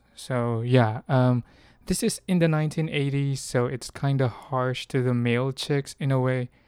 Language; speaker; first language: English; non-native, local second language; Filipino